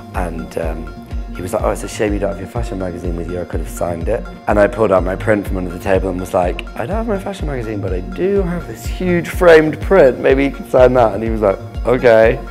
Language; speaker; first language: English; native; English